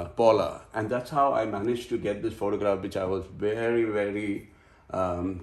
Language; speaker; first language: English; non-native, local second language; Konkani